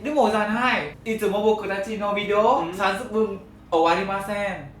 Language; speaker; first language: Japanese; non-native, learner; Vietnamese